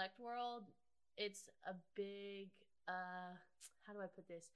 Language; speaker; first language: English; native; English